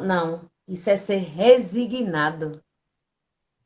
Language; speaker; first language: Portuguese; native; Portuguese